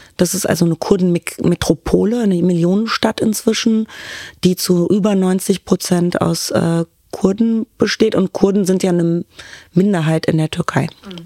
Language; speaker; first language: German; early bilingual, other home language; Turkish